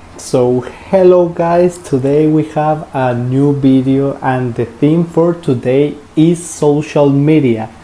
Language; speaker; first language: English; non-native, learner; Spanish